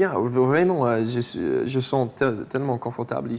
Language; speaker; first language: French; non-native, fluent; English